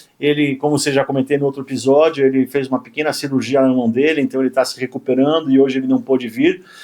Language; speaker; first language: Portuguese; native; Portuguese